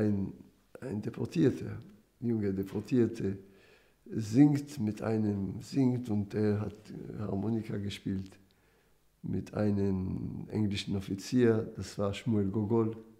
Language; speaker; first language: German; non-native, fluent; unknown